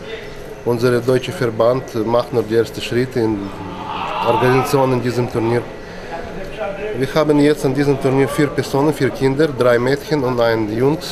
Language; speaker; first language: German; non-native, learner; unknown